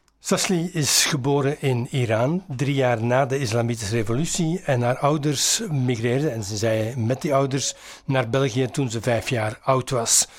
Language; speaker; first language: Dutch; native; Dutch